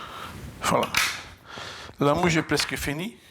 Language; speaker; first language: French; non-native, fluent; Dutch